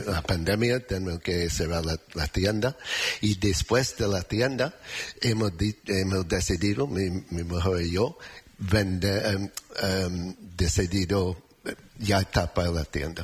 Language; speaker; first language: Spanish; non-native, fluent; English